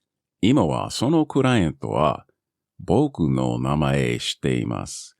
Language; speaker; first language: Japanese; non-native, learner; English